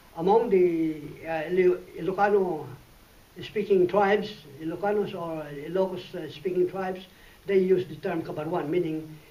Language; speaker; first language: English; non-native, local second language; Iloko